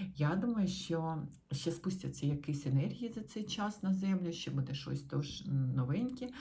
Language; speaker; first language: Ukrainian; non-native, local second language; Russian